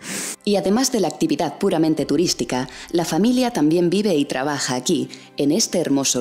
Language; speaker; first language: Spanish; native; Spanish